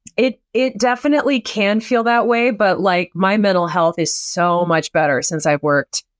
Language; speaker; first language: English; native; English